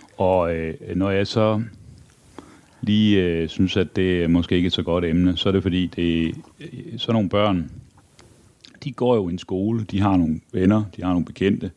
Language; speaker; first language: Danish; native; Danish